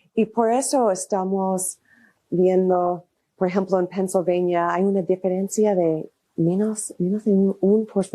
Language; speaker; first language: Spanish; non-native, fluent; English